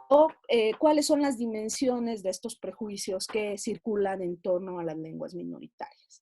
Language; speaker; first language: Spanish; native; Spanish